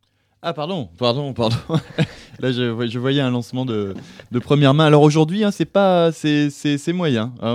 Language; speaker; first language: French; native; French